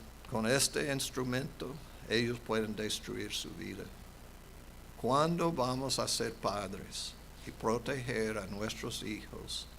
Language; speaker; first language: Spanish; non-native, fluent; English